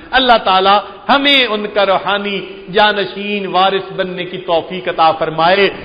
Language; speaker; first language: Urdu; non-native, local second language; Punjabi